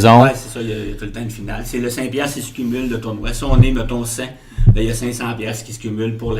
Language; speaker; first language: French; native; French